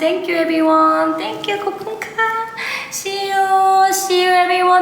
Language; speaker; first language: English; non-native, learner; Thai